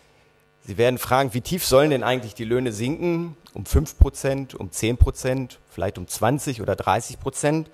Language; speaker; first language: German; native; German